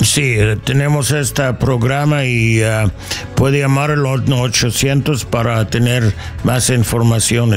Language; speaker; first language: Spanish; non-native, learner; English